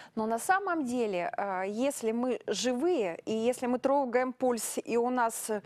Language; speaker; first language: Russian; native; Russian